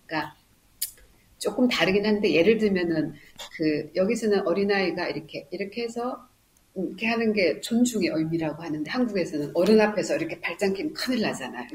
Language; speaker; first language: Korean; native; Korean